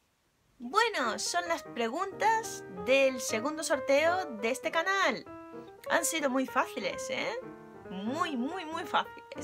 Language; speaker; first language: Spanish; non-native, fluent; Japanese